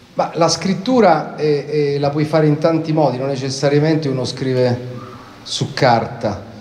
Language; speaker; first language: Italian; native; Italian